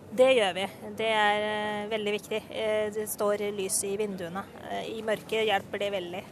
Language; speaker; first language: Norwegian; native; Norwegian